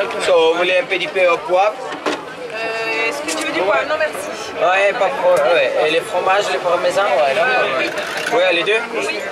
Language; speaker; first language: French; non-native, learner; Italian